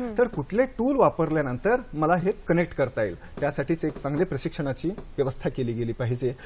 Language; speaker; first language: Marathi; non-native, local second language; Kannada